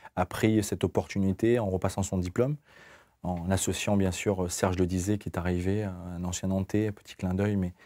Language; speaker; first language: French; native; French